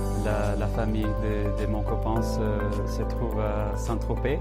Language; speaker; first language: French; non-native, learner; English